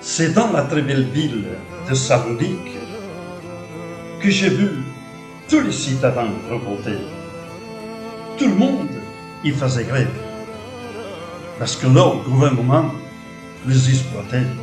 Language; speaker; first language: French; non-native, fluent; Portuguese